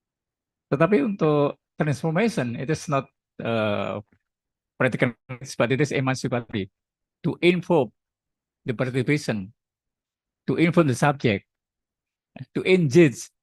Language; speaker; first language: English; non-native, learner; Indonesian